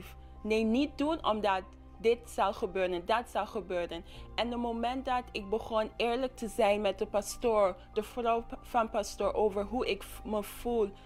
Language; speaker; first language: Dutch; non-native, local second language; English